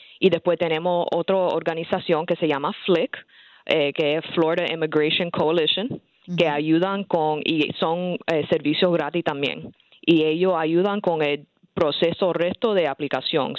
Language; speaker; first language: Spanish; early bilingual, heritage; Spanish